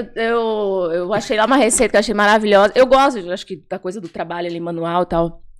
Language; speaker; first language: Portuguese; native; Portuguese